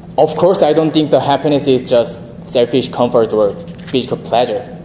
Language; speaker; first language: English; non-native, fluent; Korean